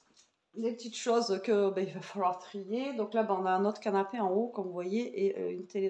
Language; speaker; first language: French; native; French